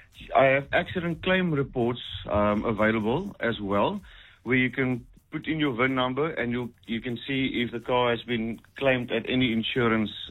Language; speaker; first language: English; non-native, local second language; Afrikaans